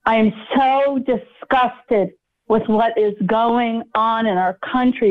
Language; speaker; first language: English; native; English